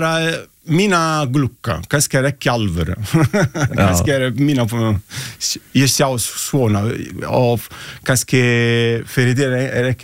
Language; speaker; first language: Icelandic; non-native, learner; Italian